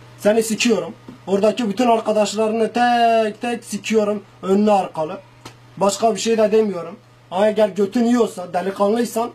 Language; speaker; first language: Turkish; non-native, local second language; Zaza